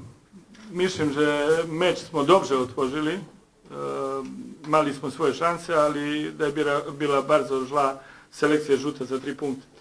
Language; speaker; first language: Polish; non-native, learner; Serbian